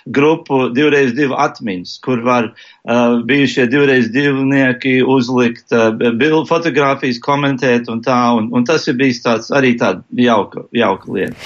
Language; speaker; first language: Latvian; early bilingual, heritage; English